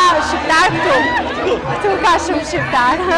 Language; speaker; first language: Albanian; early bilingual, other home language; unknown